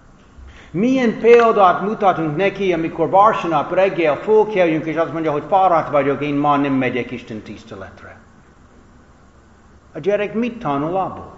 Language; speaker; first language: Hungarian; non-native, fluent; English